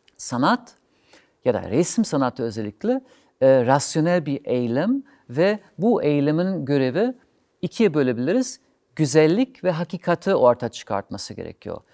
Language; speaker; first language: Turkish; non-native, fluent; German